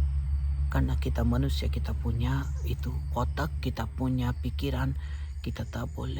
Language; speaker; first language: Indonesian; non-native, fluent; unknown